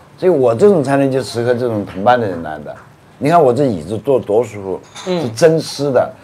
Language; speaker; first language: Chinese; native; Chinese